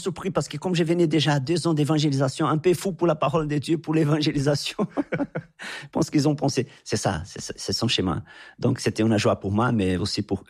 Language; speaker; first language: French; non-native, fluent; Portuguese